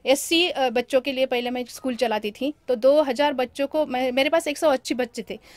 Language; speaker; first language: Hindi; non-native, local second language; Marathi